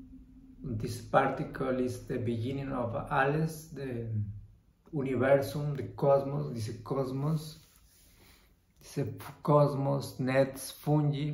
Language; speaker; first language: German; non-native, learner; Spanish